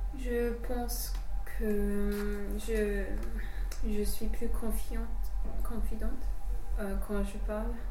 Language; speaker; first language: French; non-native, fluent; English